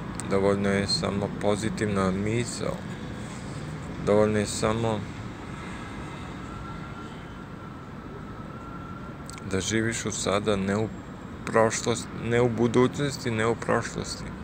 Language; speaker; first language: Serbian; native; Serbian